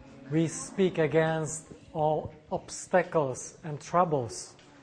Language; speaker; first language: English; non-native, fluent; Czech